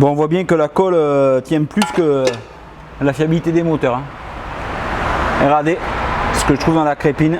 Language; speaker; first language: French; native; French